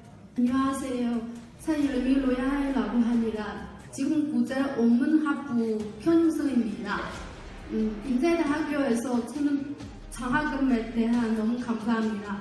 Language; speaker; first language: Korean; non-native, learner; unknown